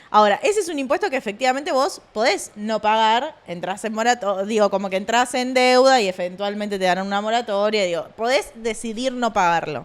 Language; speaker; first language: Spanish; native; Spanish